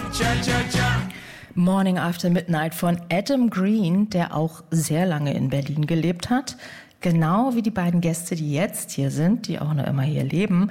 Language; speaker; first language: German; native; German